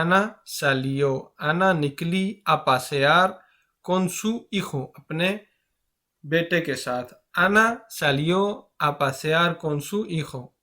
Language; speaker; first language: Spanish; non-native, fluent; Urdu